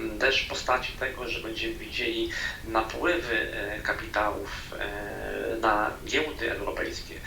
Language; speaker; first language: Polish; native; Polish